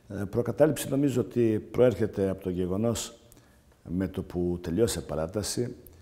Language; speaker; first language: Greek; non-native, fluent; Serbian